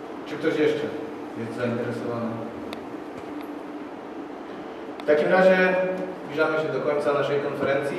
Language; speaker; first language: Polish; native; Polish